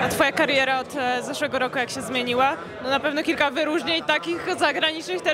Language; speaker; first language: Polish; native; Polish